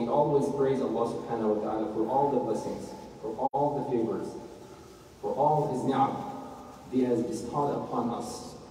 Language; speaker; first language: English; non-native, fluent; Arabic